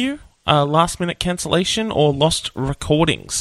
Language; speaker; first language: English; native; English